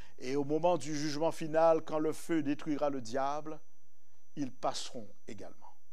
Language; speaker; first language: French; native; French